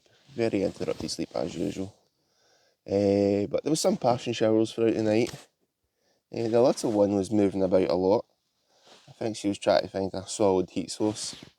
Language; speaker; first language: English; native; English